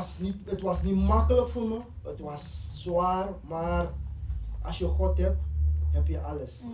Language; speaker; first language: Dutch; non-native, fluent; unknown